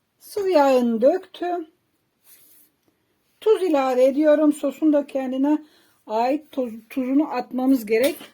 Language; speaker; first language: Turkish; native; Turkish